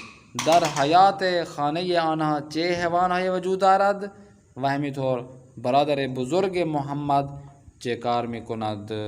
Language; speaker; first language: Persian; non-native, fluent; Urdu